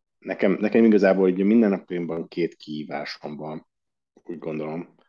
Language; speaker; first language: Hungarian; early bilingual, heritage; Hungarian